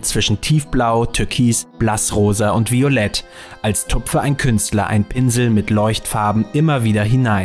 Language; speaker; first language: German; native; German